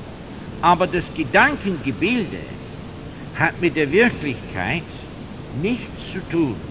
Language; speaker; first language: German; non-native, fluent; English